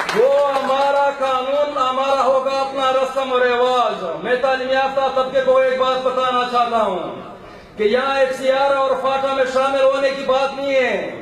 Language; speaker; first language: Urdu; non-native, local second language; Pashto